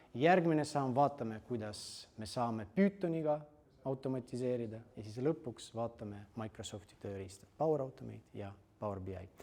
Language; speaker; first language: Estonian; non-native, fluent; Russian